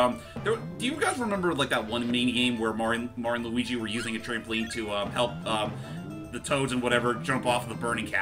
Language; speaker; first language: English; native; English